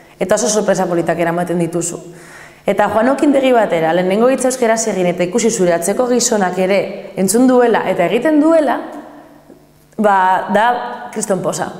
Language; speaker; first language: Basque; non-native, local second language; Spanish